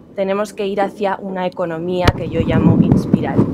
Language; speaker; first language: Spanish; native; Spanish